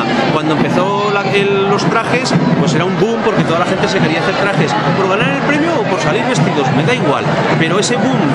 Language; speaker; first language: Spanish; native; Spanish